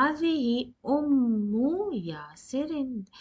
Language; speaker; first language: Arabic; non-native, fluent; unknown